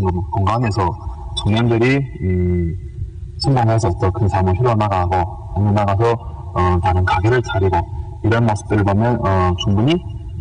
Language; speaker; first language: Korean; early bilingual, heritage; Korean